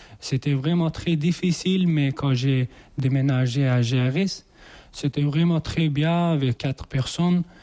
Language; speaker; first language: French; non-native, learner; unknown